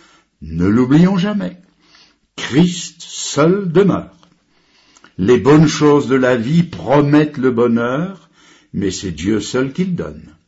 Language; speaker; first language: French; native; French